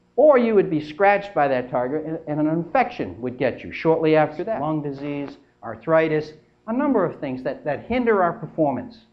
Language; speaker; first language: English; native; English